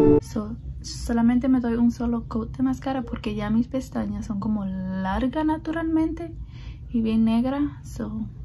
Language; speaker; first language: Spanish; early bilingual, heritage; Spanish